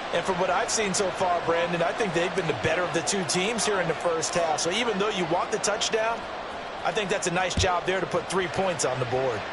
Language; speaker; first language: English; native; English